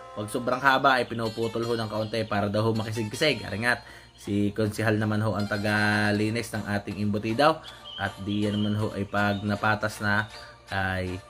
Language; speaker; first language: Filipino; native; Filipino